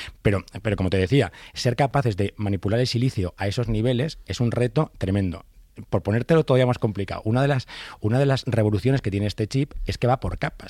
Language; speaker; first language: Spanish; native; Spanish